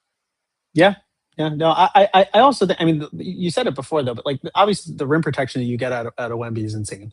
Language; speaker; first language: English; native; English